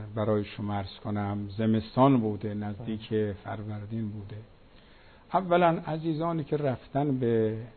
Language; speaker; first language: Persian; native; Persian